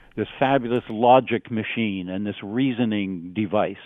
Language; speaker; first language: English; native; English